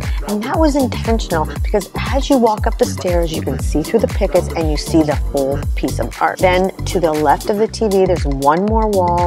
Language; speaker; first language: English; native; English